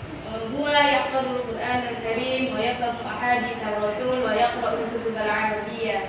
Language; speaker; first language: Arabic; non-native, learner; Indonesian